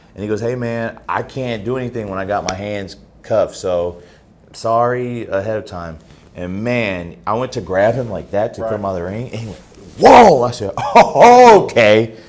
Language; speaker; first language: English; native; English